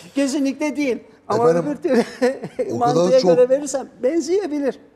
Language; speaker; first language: Turkish; native; Turkish